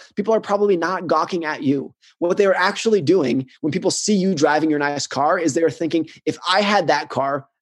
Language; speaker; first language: English; native; English